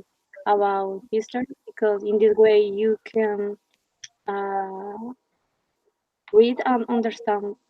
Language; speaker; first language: English; non-native, learner; Spanish